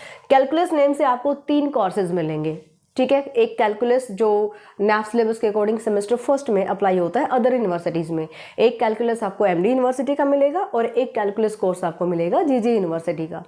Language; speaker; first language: Hindi; native; Hindi